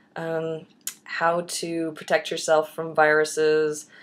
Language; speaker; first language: English; native; English